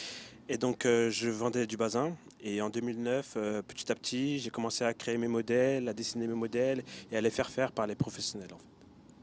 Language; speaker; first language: French; early bilingual, other home language; Bambara